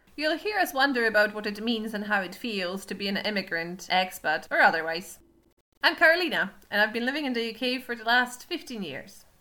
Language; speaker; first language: English; non-native, fluent; Polish